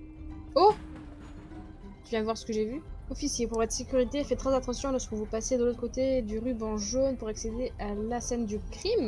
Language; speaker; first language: French; native; French